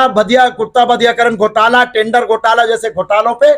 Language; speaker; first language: Hindi; native; Hindi